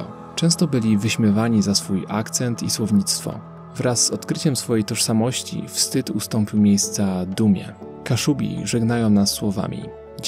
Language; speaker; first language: Polish; native; Polish